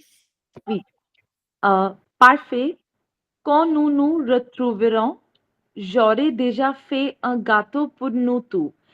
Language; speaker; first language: French; non-native, learner; Hindi